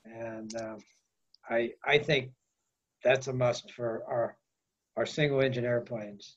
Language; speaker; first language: English; native; English